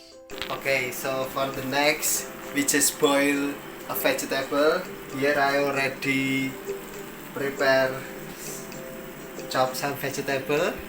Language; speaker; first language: English; non-native, learner; Indonesian